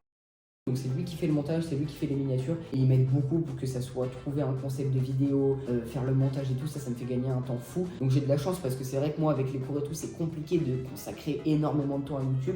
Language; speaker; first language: French; native; French